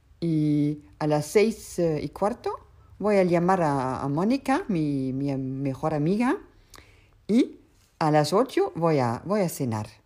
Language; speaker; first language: Spanish; non-native, learner; Danish